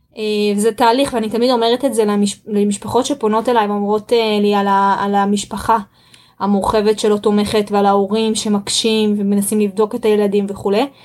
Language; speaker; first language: Hebrew; early bilingual, other home language; Russian